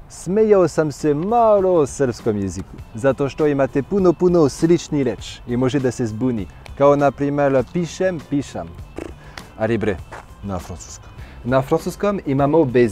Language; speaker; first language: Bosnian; non-native, learner; French